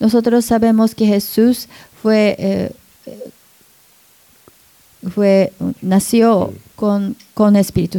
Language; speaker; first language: Spanish; non-native, learner; Japanese